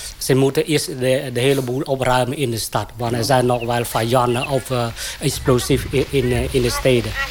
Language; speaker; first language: Dutch; non-native, fluent; Khmer